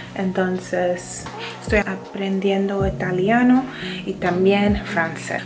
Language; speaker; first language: Spanish; non-native, learner; English